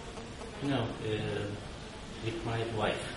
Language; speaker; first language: English; non-native, learner; Turkish